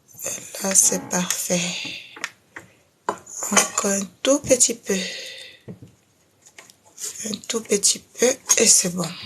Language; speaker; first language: French; native; French